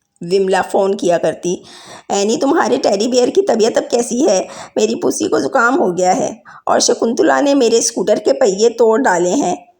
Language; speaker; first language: Urdu; native; Urdu